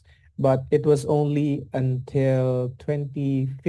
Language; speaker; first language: English; non-native, local second language; Filipino